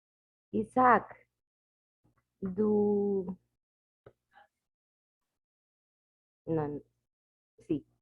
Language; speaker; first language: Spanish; native; Spanish